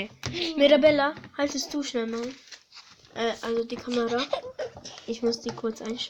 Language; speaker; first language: German; early bilingual, other home language; Hungarian